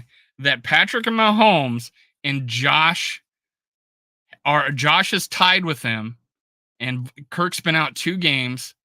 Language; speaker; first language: English; native; English